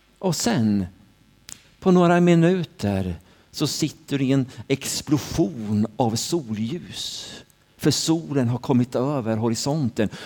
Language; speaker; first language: Swedish; native; Swedish